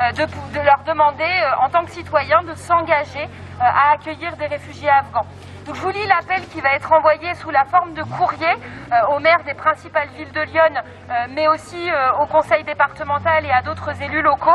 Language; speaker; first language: French; native; French